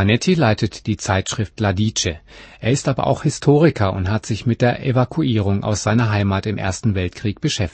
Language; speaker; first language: German; native; German